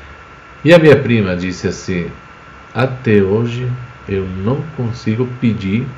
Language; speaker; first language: Portuguese; non-native, fluent; Spanish